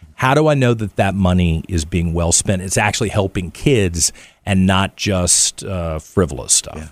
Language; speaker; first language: English; native; English